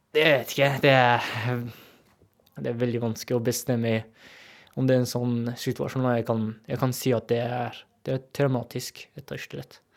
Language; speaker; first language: Norwegian; non-native, fluent; Persian